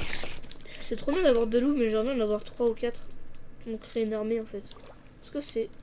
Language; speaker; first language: French; native; French